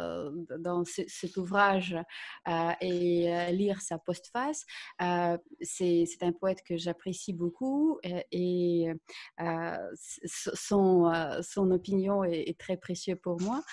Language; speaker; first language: French; non-native, fluent; Russian